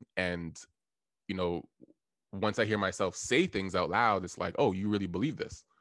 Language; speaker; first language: English; native; English